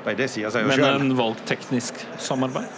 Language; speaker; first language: Norwegian; native; Norwegian